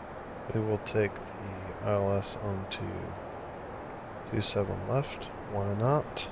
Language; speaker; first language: English; native; English